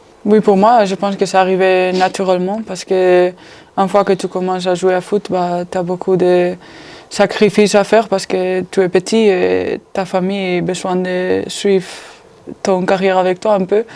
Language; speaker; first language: French; non-native, fluent; Spanish